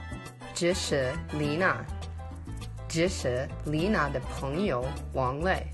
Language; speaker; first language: Chinese; non-native, learner; English